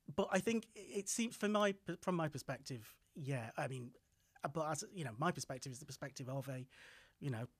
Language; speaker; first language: English; native; English